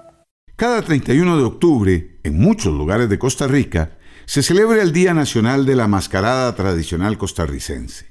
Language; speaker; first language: Spanish; native; Spanish